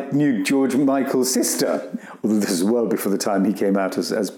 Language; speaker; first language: English; early bilingual, other home language; Gujarati